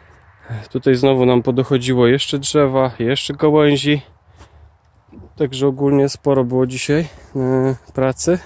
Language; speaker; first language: Polish; native; Polish